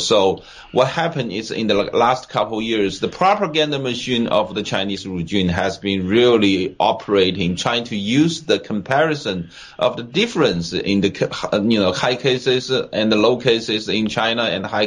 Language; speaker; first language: English; non-native, fluent; Chinese